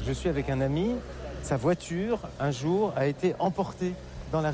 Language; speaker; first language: French; native; French